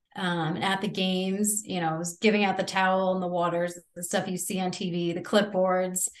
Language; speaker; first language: English; native; English